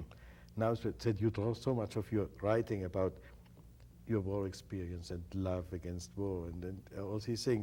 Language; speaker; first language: English; non-native, fluent; German